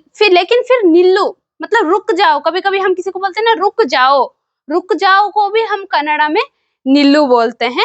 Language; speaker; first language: Hindi; non-native, local second language; Kannada